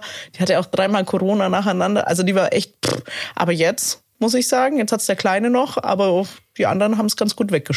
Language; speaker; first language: German; native; German